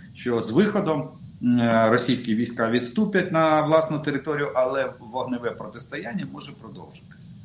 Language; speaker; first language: Ukrainian; non-native, local second language; Russian